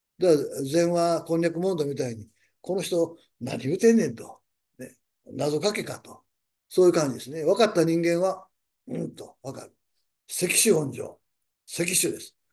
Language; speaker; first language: Japanese; native; Japanese